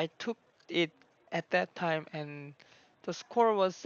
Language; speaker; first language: English; non-native, learner; Korean